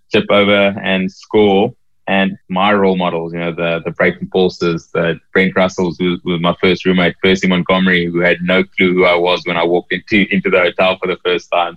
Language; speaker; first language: English; native; English